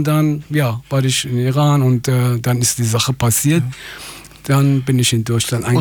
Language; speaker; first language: German; non-native, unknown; Persian